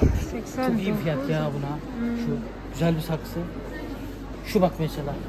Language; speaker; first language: Turkish; native; Turkish